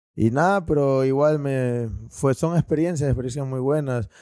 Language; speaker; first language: Spanish; native; Spanish